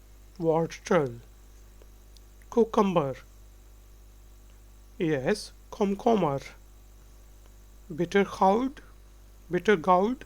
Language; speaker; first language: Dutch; non-native, learner; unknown